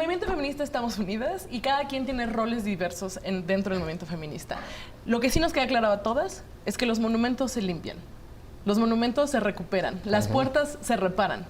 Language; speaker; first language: Spanish; native; Spanish